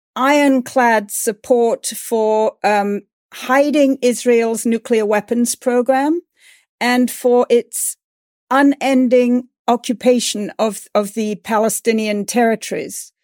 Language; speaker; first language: English; native; English